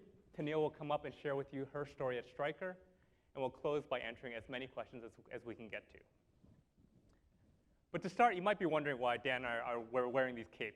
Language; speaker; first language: English; native; English